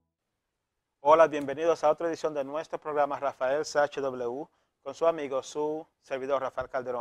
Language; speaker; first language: Spanish; native; Spanish